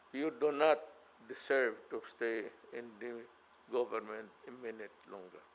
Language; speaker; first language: English; non-native, local second language; Filipino